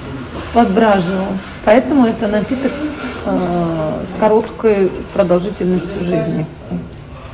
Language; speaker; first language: Russian; native; Russian